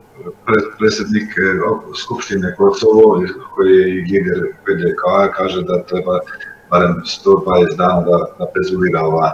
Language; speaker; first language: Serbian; non-native, local second language; Albanian